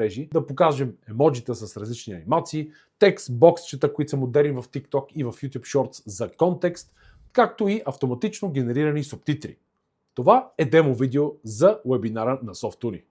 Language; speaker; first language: Bulgarian; native; Bulgarian